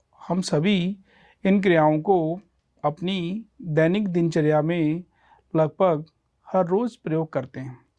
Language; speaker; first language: Hindi; non-native, local second language; Punjabi